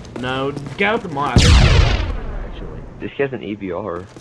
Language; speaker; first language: English; native; English